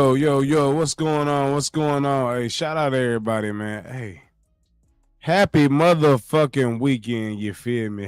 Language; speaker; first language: English; native; English